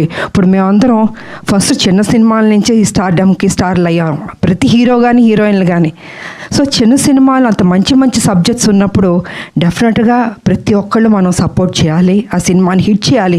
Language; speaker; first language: Telugu; native; Telugu